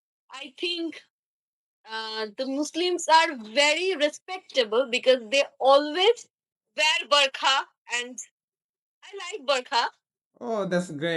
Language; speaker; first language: English; non-native, learner; Bangla